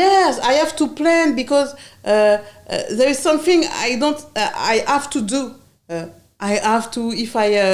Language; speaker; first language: English; non-native, learner; French